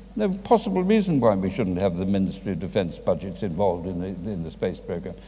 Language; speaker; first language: English; native; English